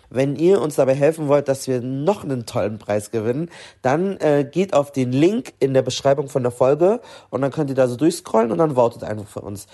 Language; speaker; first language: German; early bilingual, other home language; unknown